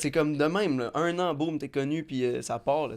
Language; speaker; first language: French; native; French